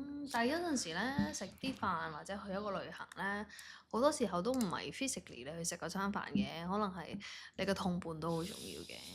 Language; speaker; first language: Cantonese; native; Cantonese